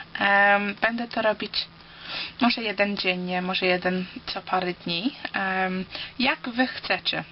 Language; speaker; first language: Polish; early bilingual, heritage; Polish